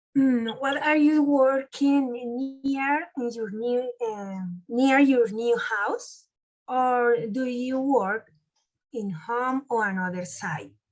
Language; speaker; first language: English; non-native, learner; Spanish